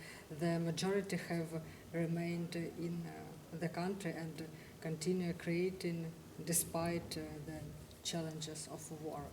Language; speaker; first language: English; non-native, fluent; Ukrainian